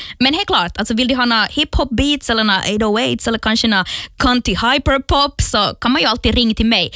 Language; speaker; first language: Swedish; native; Swedish